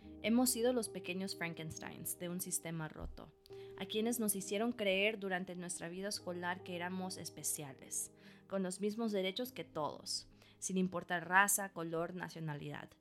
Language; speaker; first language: Spanish; early bilingual, heritage; Spanish